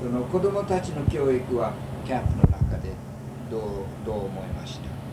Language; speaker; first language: Japanese; early bilingual, heritage; Japanese